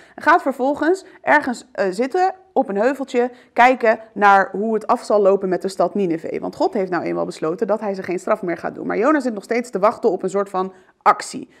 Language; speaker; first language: Dutch; early bilingual, other home language; Arabic